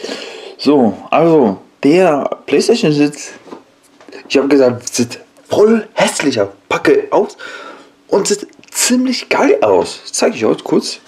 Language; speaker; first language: German; non-native, learner; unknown